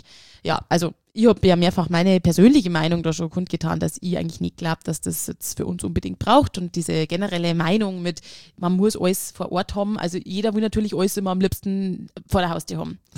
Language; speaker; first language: German; native; German